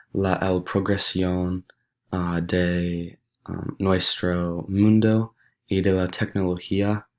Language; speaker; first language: Spanish; non-native, learner; English